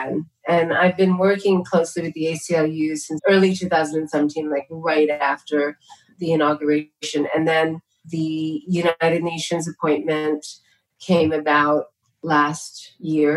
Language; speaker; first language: English; early bilingual, other home language; Tamil